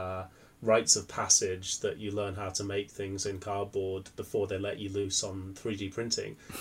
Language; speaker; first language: English; native; English